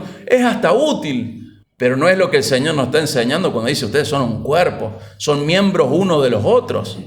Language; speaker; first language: Spanish; native; Spanish